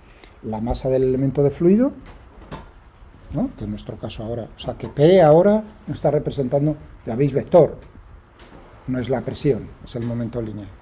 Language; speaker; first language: Spanish; native; Spanish